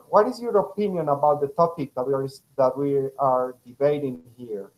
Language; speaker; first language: English; non-native, fluent; Spanish